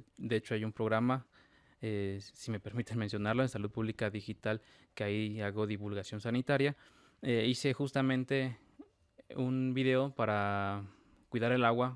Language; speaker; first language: Spanish; native; Spanish